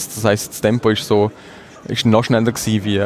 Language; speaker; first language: German; native; German